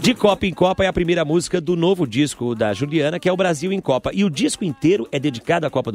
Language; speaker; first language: Portuguese; native; Portuguese